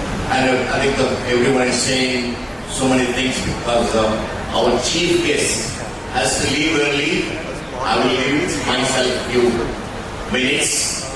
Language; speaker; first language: English; non-native, local second language; Telugu